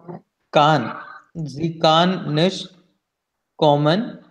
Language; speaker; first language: German; non-native, learner; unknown